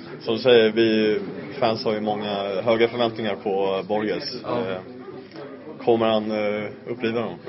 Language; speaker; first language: Swedish; native; Swedish